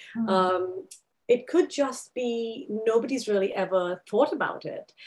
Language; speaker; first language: English; non-native, local second language; Urdu